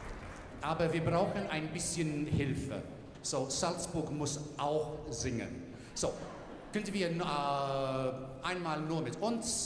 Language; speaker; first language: German; non-native, learner; English